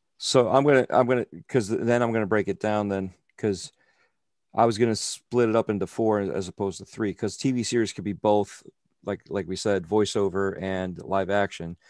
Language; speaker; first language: English; native; English